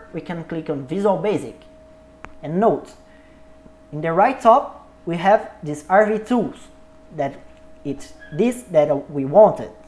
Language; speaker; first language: English; non-native, learner; Portuguese